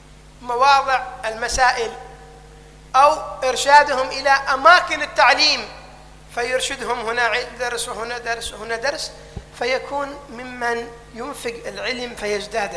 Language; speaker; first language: Arabic; native; Arabic